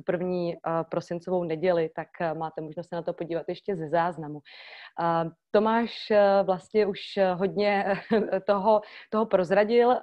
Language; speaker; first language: Czech; native; Czech